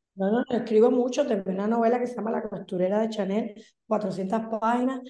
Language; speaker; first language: Spanish; native; Spanish